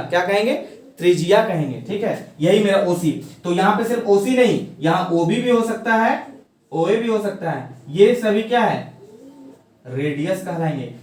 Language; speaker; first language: Hindi; native; Hindi